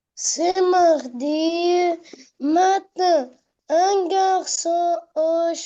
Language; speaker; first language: French; non-native, learner; Arabic